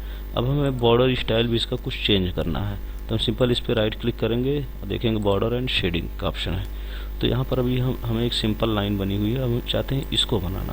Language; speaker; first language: Hindi; native; Hindi